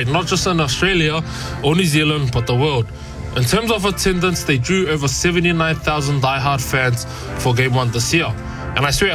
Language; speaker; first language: English; native; English